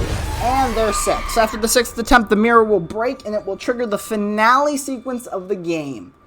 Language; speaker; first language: English; native; English